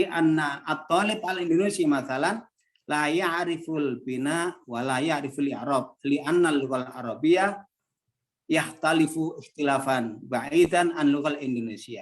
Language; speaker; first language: Arabic; non-native, fluent; Indonesian